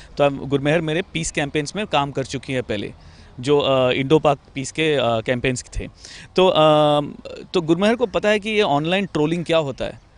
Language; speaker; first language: Hindi; non-native, local second language; Tamil